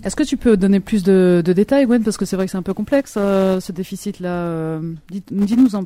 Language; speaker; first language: French; native; French